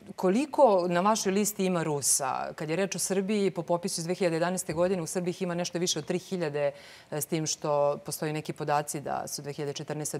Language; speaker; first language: Serbian; native; Serbian